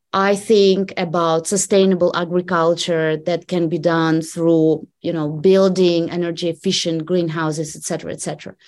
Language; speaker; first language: English; non-native, fluent; Russian